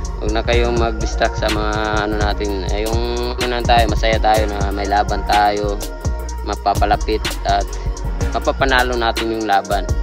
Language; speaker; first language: Filipino; non-native, local second language; Cebuano